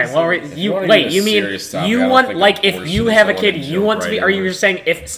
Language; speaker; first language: English; native; English